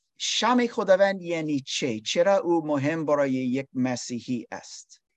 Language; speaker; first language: Persian; non-native, learner; English